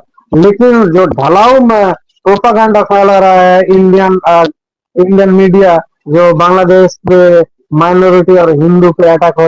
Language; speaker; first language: Hindi; non-native, fluent; Bangla